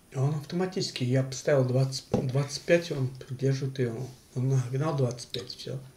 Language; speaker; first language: Russian; native; Russian